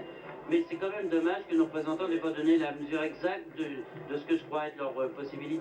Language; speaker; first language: French; native; French